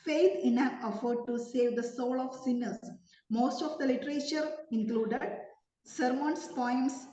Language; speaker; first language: English; non-native, local second language; Malayalam